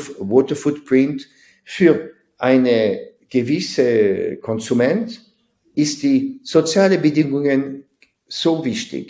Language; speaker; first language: German; non-native, fluent; French